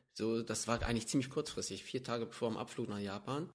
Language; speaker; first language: German; native; German